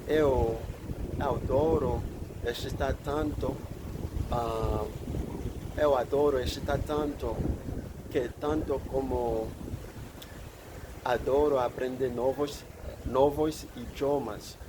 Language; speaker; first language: Portuguese; non-native, learner; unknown